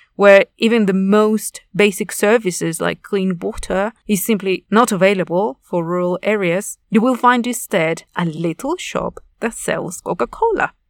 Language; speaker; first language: English; non-native, fluent; Spanish